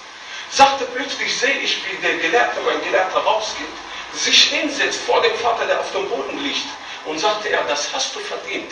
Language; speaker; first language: German; non-native, fluent; Arabic